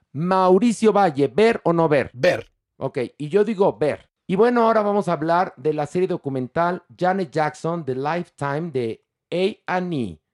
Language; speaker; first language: Spanish; native; Spanish